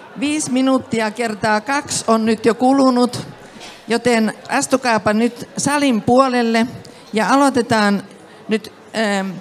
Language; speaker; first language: Finnish; native; Finnish